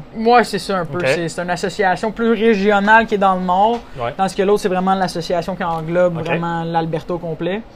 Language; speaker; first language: French; native; French